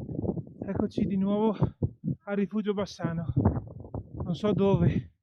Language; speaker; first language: Italian; native; Italian